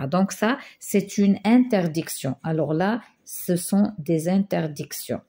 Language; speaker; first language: French; non-native, local second language; Arabic